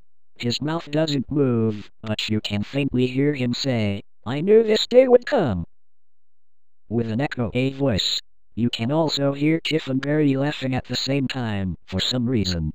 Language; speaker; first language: English; native; English